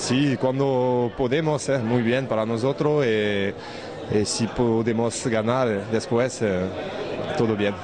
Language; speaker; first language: Spanish; non-native, learner; French